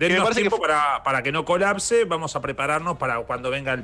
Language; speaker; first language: Spanish; native; Spanish